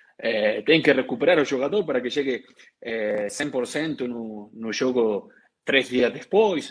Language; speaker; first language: Portuguese; non-native, learner; Spanish